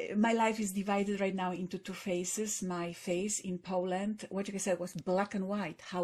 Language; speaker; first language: English; non-native, fluent; Polish